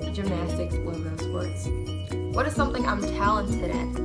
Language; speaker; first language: English; native; English